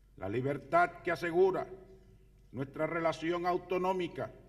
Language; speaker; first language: Spanish; native; Spanish